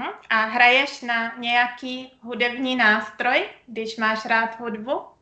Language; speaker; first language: Czech; native; Czech